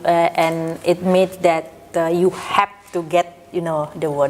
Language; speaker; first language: English; non-native, fluent; Indonesian